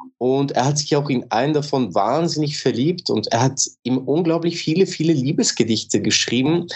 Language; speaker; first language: German; early bilingual, other home language; Turkish